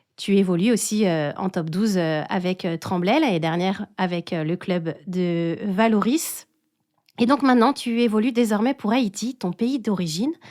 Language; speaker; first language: French; native; French